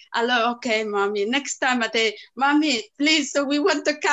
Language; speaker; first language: English; non-native, learner; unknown